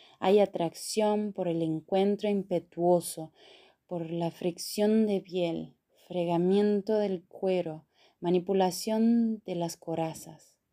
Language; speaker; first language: Spanish; non-native, fluent; Portuguese